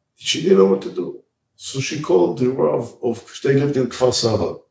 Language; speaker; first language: English; early bilingual, other home language; Hebrew